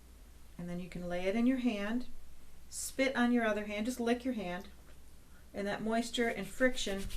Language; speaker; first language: English; native; English